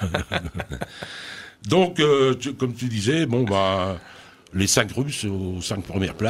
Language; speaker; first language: French; native; French